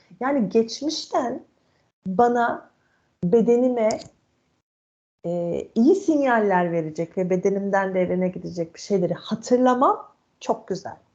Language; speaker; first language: Turkish; native; Turkish